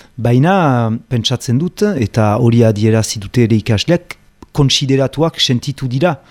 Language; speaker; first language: Basque; native; Basque